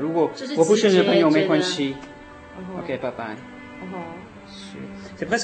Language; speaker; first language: Chinese; non-native, learner; French